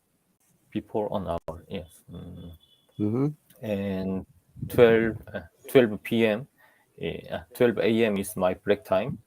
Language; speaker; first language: English; non-native, learner; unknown